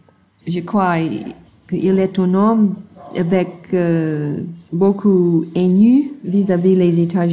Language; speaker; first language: French; non-native, learner; English